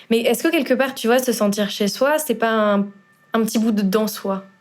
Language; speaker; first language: French; native; French